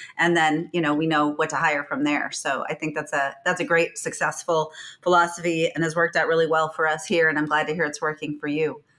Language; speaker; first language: English; native; English